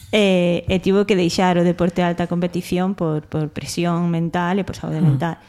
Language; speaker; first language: Galician; non-native, local second language; Spanish